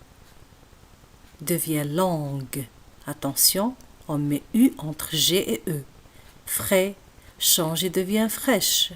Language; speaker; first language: French; non-native, local second language; Arabic